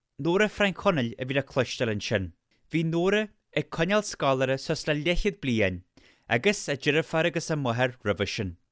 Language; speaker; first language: Irish; native; Irish